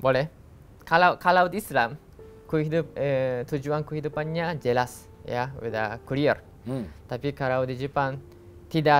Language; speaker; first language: Indonesian; non-native, learner; Japanese